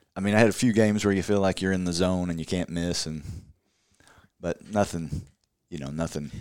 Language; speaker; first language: English; native; English